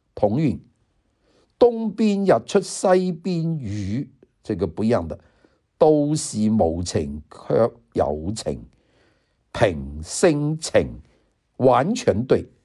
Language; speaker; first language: Chinese; non-native, local second language; Cantonese